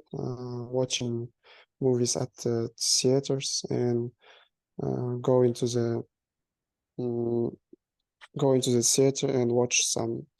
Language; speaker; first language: English; non-native, learner; Kazakh